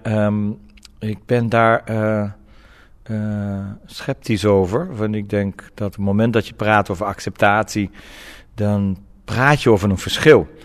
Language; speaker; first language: Dutch; non-native, fluent; Portuguese